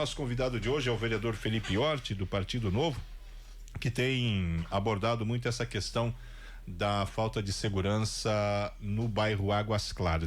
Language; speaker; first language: Portuguese; native; Portuguese